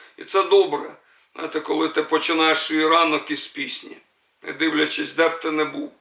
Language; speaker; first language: Ukrainian; native; Ukrainian